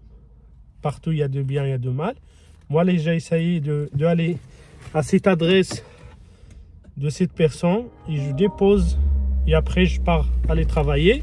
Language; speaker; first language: French; non-native, fluent; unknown